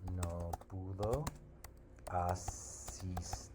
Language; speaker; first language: Spanish; non-native, learner; English